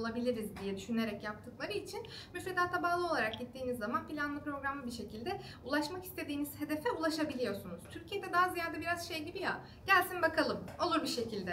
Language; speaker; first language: Turkish; native; Turkish